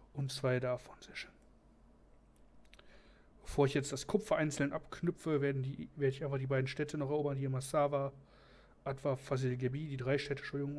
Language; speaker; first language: German; native; German